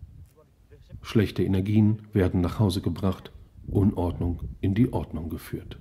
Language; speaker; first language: German; native; German